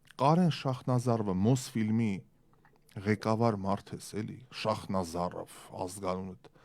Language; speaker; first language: Armenian; early bilingual, heritage; Armenian